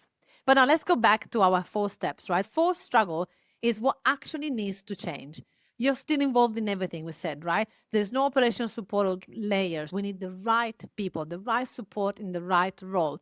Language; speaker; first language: English; non-native, fluent; Italian